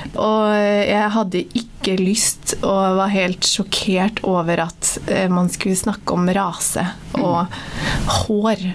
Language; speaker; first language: Norwegian; early bilingual, other home language; Somali